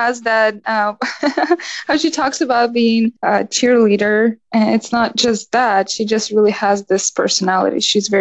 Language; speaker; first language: English; non-native, fluent; Russian